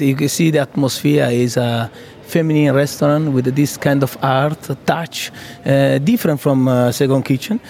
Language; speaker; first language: English; non-native, fluent; Italian